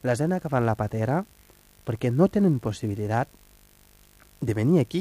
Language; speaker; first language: Catalan; non-native, fluent; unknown